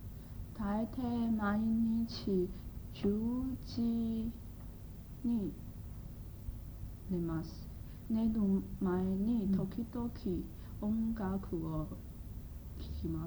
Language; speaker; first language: Japanese; non-native, learner; Chinese